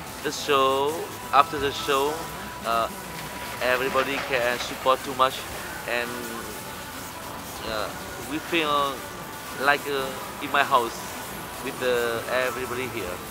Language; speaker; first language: English; non-native, learner; Vietnamese